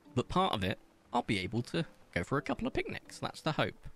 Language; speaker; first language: English; native; English